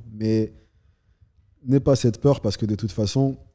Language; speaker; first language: French; native; French